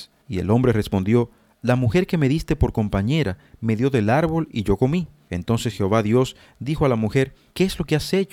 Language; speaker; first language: Spanish; native; Spanish